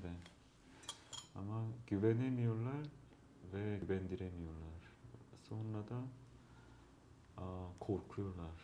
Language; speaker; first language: Turkish; non-native, fluent; Korean